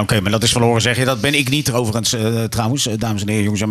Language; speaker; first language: Dutch; native; Dutch